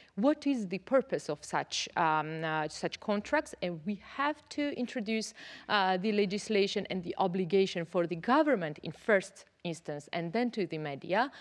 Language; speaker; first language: English; non-native, fluent; Georgian